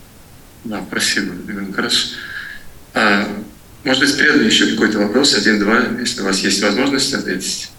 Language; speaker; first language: Russian; native; Russian